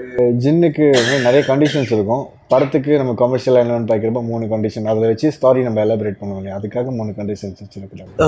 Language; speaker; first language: Tamil; native; Tamil